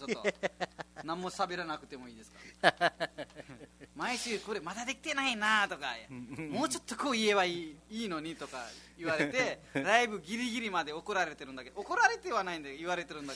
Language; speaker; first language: Japanese; non-native, fluent; Nepali